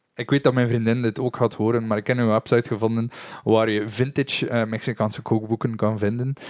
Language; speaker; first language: Dutch; native; Dutch